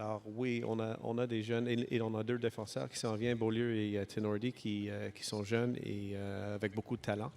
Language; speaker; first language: French; non-native, local second language; English